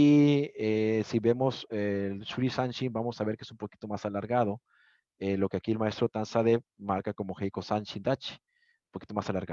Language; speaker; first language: Spanish; native; Spanish